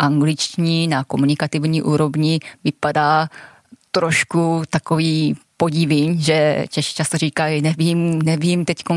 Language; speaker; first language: Czech; non-native, fluent; Japanese